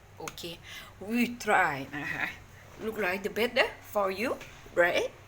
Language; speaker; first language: English; non-native, learner; Thai